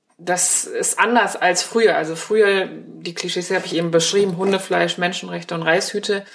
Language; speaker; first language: German; early bilingual, other home language; Chinese